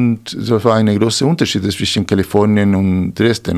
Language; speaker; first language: German; non-native, fluent; Spanish